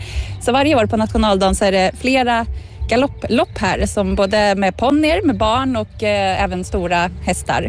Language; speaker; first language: Swedish; native; Swedish